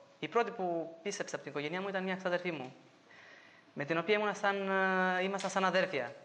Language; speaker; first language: Greek; non-native, fluent; Albanian